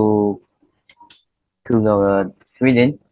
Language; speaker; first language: English; non-native, learner; Vietnamese